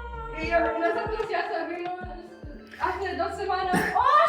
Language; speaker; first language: Spanish; non-native, fluent; German